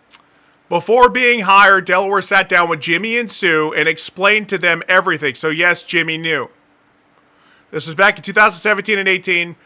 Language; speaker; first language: English; native; English